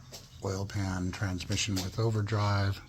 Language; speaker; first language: English; native; English